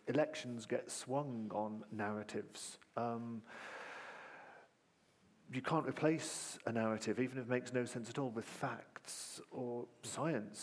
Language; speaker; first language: English; native; English